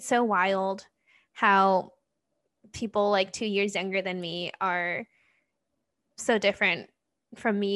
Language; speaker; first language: English; non-native, local second language; Cantonese